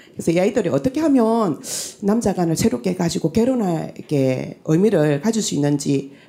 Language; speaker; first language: Korean; native; Korean